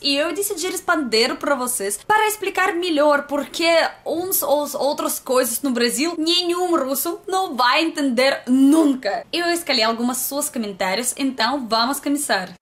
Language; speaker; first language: Portuguese; non-native, learner; Russian